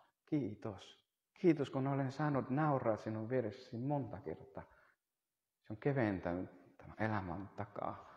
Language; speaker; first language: Finnish; non-native, fluent; Spanish